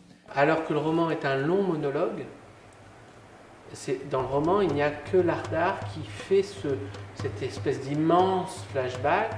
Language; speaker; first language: French; native; French